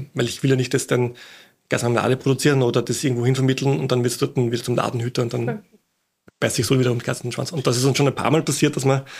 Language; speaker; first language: German; native; German